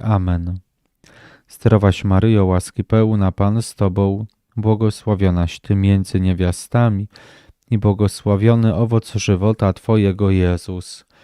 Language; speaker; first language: Polish; native; Polish